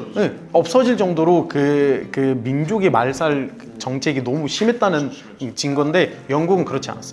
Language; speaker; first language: Korean; non-native, fluent; Arabic